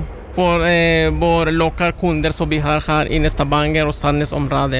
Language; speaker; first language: Norwegian; non-native, learner; Spanish